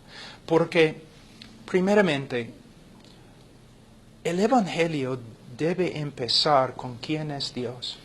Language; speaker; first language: Spanish; non-native, fluent; English